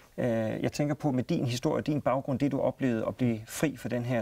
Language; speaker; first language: Danish; native; Danish